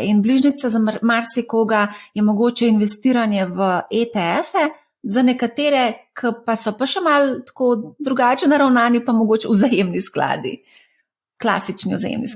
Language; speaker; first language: Slovenian; native; Slovenian